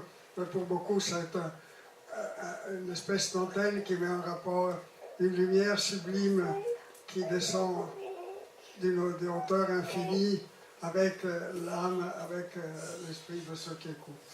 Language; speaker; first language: French; non-native, fluent; Italian